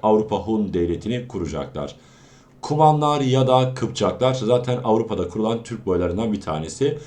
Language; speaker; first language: Turkish; native; Turkish